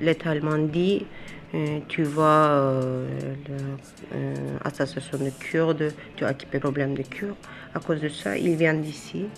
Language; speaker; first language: French; non-native, learner; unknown